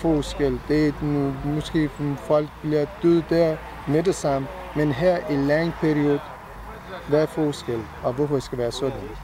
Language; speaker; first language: Danish; non-native, fluent; Persian